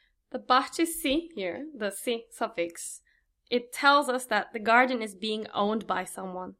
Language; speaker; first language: English; non-native, fluent; Turkish